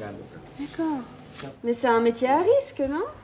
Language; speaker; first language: French; native; French